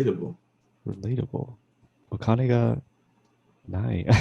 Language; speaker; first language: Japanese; non-native, learner; English